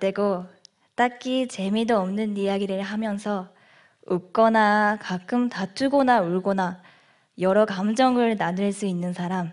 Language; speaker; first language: Korean; non-native, fluent; Japanese